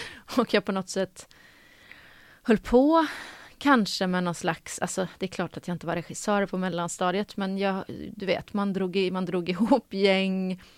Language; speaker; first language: Swedish; native; Swedish